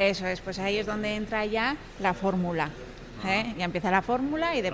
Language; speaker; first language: Spanish; native; Spanish